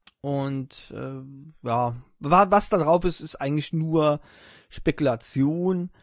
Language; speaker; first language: German; native; German